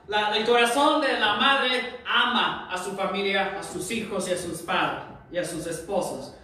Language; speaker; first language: Spanish; early bilingual, heritage; Spanish